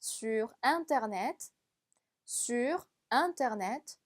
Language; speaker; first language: French; non-native, fluent; Korean